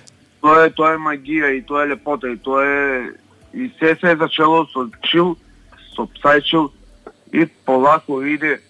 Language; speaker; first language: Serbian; non-native, learner; Slovenian